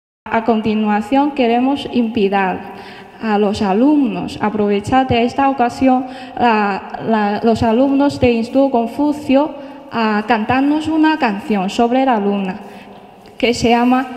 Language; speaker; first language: Spanish; non-native, fluent; Chinese